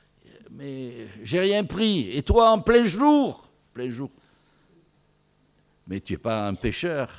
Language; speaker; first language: French; native; French